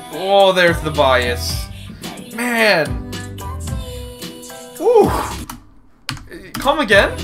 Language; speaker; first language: English; native; English